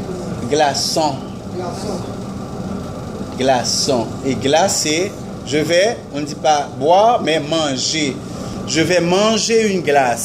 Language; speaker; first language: French; non-native, fluent; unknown